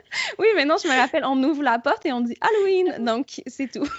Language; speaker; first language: French; native; French